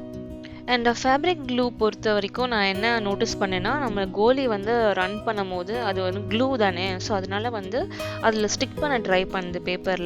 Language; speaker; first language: Tamil; native; Tamil